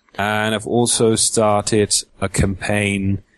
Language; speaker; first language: English; non-native, fluent; German